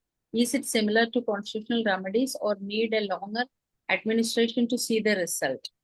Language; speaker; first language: English; non-native, local second language; Malayalam